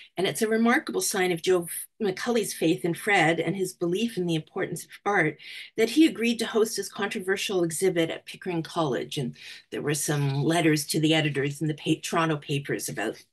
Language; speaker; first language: English; native; English